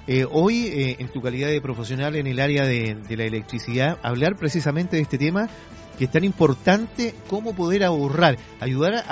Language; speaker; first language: Spanish; native; Spanish